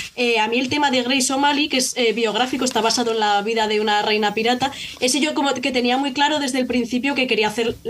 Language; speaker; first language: Spanish; native; Spanish